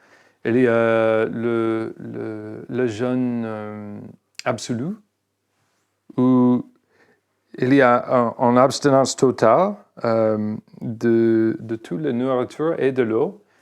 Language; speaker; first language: French; non-native, fluent; English